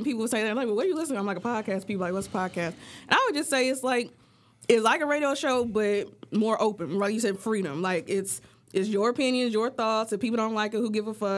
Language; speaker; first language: English; native; English